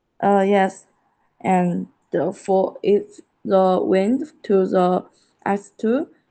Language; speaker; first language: English; non-native, learner; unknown